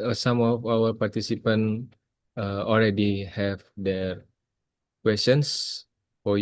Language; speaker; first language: English; non-native, fluent; Indonesian